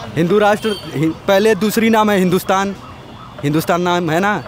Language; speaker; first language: Hindi; native; Hindi